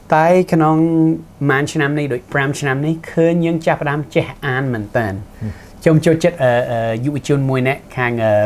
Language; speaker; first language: Khmer; non-native, fluent; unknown